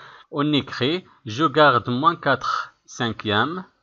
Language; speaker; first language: French; non-native, local second language; Arabic